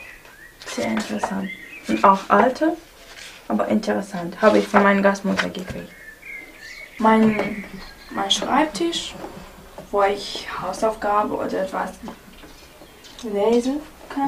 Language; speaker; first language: German; non-native, learner; Romanian